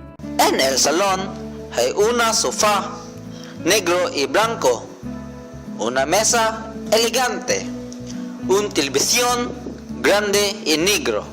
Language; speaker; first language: Spanish; non-native, learner; Cebuano